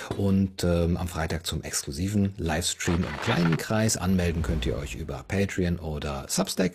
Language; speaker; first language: German; native; German